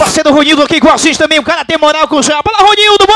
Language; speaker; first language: Portuguese; native; Portuguese